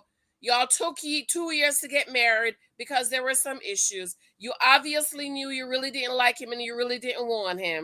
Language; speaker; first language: English; native; English